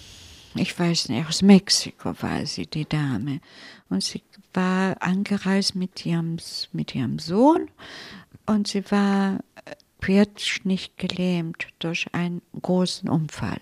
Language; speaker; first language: German; non-native, fluent; Italian